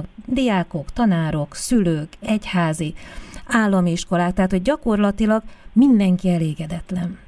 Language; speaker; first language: Hungarian; native; Hungarian